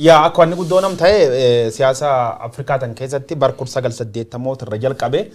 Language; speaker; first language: Oromo; native; Oromo